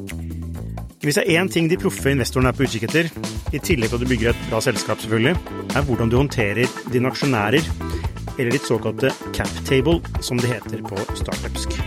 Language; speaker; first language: Norwegian; native; Norwegian